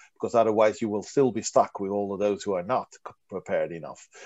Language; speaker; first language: English; non-native, fluent; Swedish